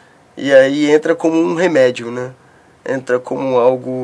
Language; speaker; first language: Portuguese; native; Portuguese